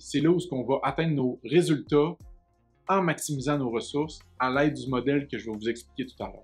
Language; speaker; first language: French; native; French